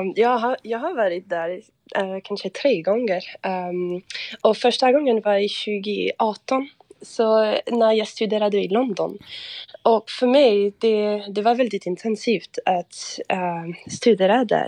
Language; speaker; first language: Swedish; non-native, fluent; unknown